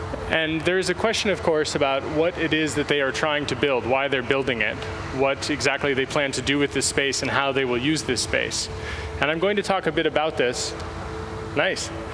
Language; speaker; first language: English; native; English